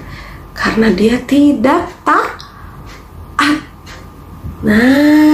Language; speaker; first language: Indonesian; native; Indonesian